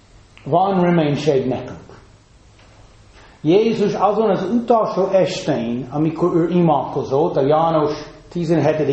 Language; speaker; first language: Hungarian; non-native, fluent; English